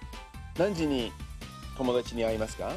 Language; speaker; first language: Japanese; non-native, fluent; English